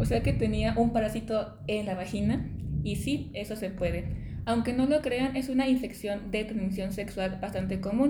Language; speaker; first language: Spanish; native; Spanish